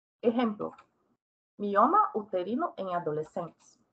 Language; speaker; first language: Spanish; non-native, fluent; Portuguese